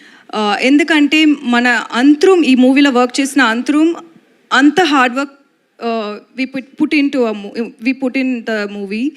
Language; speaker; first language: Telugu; non-native, learner; Tamil